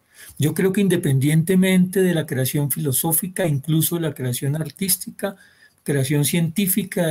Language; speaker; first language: Spanish; native; Spanish